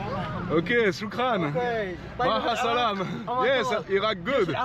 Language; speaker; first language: English; non-native, learner; French